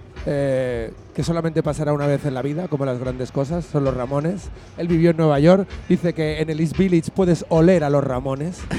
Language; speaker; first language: Spanish; native; Spanish